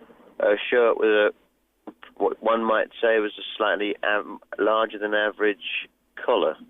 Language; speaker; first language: English; native; English